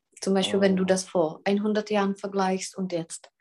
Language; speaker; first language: German; non-native, fluent; Czech